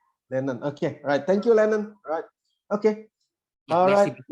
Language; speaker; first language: English; non-native, fluent; Indonesian